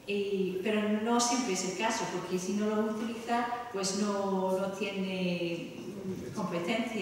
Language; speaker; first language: Spanish; non-native, fluent; English